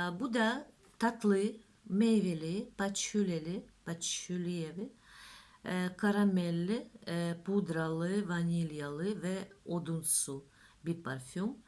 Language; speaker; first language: Turkish; non-native, learner; Russian